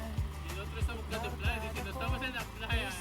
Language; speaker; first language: Spanish; non-native, fluent; Filipino